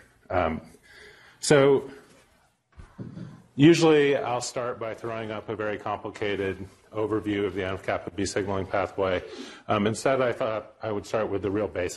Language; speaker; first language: English; native; English